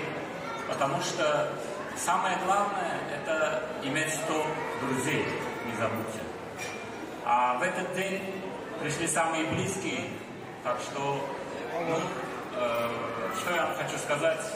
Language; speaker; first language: Russian; non-native, local second language; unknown